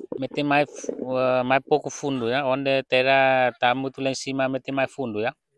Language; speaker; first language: Portuguese; non-native, learner; Vietnamese